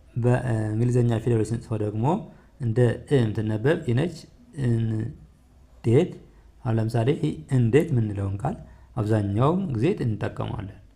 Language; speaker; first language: Amharic; native; Amharic